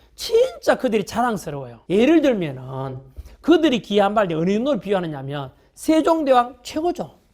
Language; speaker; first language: Korean; native; Korean